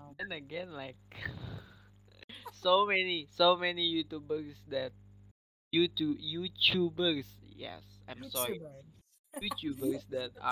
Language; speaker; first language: English; non-native, learner; Indonesian